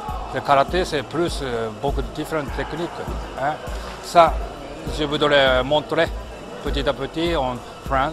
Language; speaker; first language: French; non-native, learner; Japanese